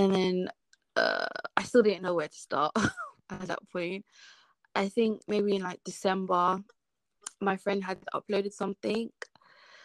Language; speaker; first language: English; native; English